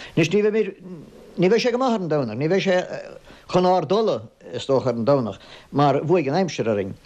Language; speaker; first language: Irish; native; Irish